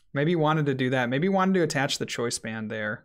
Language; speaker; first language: English; native; English